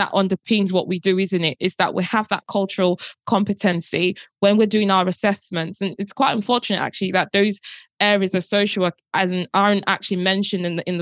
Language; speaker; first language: English; non-native, local second language; Yoruba